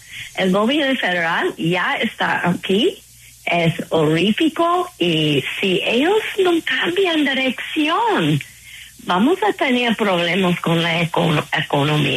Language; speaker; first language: Spanish; non-native, fluent; English